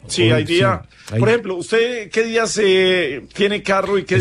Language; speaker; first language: Spanish; native; Spanish